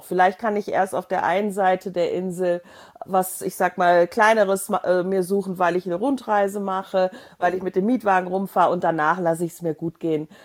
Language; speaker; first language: German; native; German